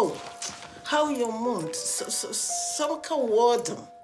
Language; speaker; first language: Dutch; non-native, learner; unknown